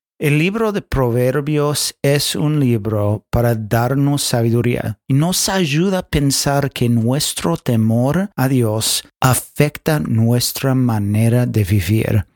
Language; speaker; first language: Spanish; non-native, fluent; English